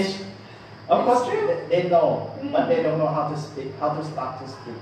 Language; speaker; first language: English; non-native, learner; Lao